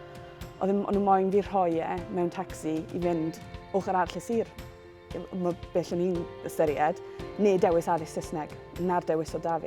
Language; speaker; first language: Welsh; native; Welsh